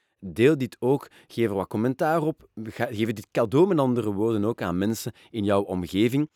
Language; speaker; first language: Dutch; non-native, local second language; French